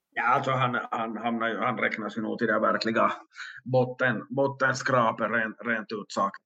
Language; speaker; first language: Swedish; native; Swedish